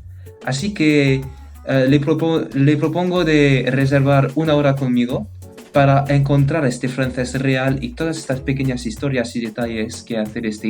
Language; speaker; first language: Spanish; non-native, fluent; French